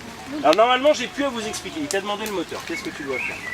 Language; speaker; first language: French; native; French